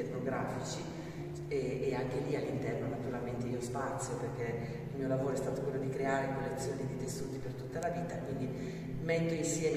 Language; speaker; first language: Italian; native; Italian